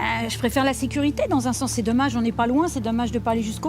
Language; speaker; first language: French; native; French